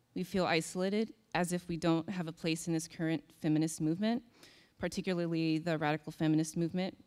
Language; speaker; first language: English; native; English